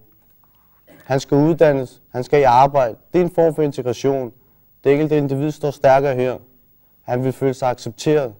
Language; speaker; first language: Danish; early bilingual, other home language; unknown